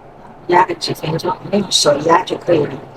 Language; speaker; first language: Chinese; native; Chinese